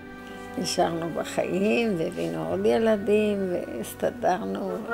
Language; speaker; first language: Hebrew; non-native, fluent; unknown